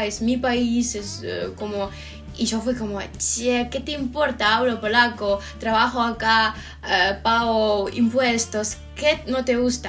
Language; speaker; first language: Spanish; non-native, fluent; Ukrainian